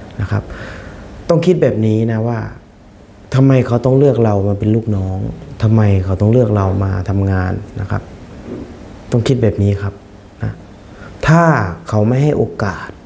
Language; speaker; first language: Thai; non-native, fluent; Khmer